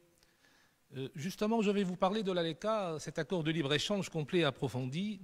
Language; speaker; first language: French; non-native, local second language; Arabic